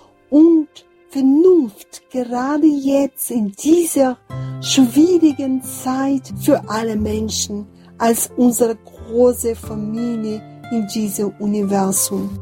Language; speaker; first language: German; non-native, fluent; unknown